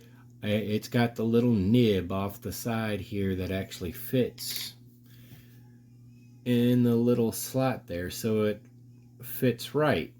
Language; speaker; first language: English; native; English